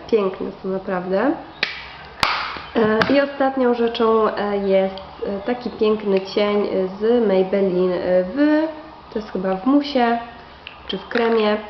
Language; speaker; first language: Polish; native; Polish